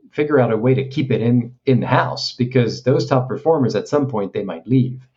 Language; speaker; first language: English; non-native, fluent; French